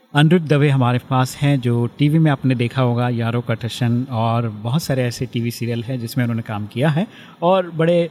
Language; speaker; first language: Hindi; native; Hindi